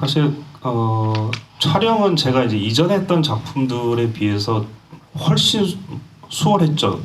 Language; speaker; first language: Korean; native; Korean